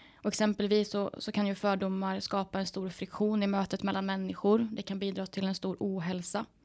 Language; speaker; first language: Swedish; native; Swedish